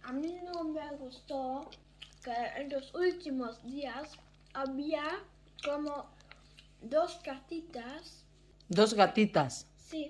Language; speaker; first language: Spanish; early bilingual, heritage; German